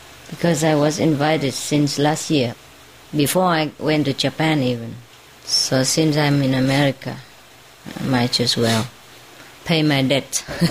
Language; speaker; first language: English; non-native, fluent; Vietnamese